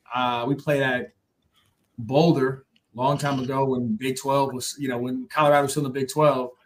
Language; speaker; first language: English; native; English